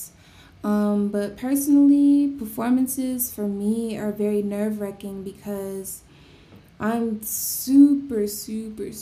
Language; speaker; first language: English; native; English